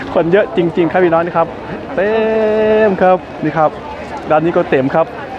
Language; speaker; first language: Thai; non-native, local second language; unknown